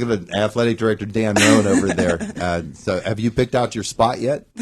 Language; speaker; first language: English; native; English